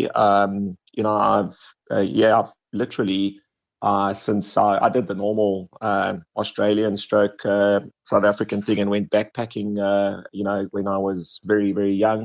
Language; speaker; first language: English; native; English